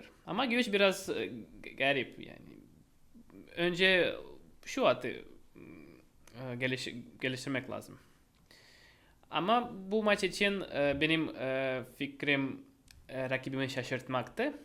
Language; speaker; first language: Turkish; non-native, fluent; Russian